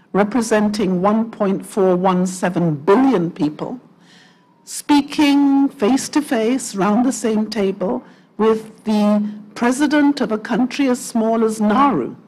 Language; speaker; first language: English; native; English